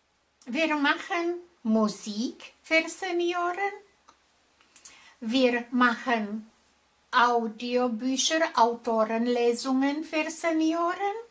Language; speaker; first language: German; non-native, fluent; Czech